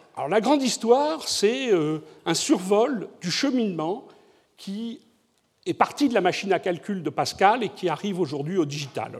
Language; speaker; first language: French; native; French